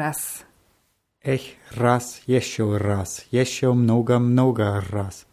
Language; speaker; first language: Russian; non-native, learner; German